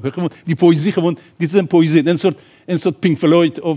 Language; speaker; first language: Dutch; non-native, fluent; Persian